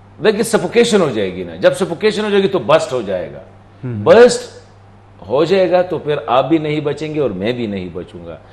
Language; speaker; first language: Urdu; non-native, local second language; Pashto